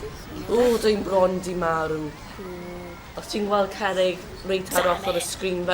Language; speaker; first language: Welsh; non-native, local second language; English